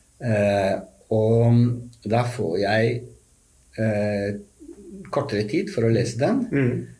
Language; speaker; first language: Norwegian; non-native, fluent; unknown